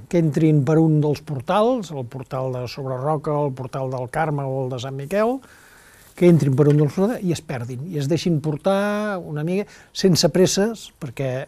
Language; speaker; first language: Catalan; native; Catalan